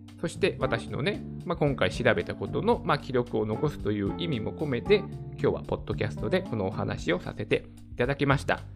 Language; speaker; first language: Japanese; native; Japanese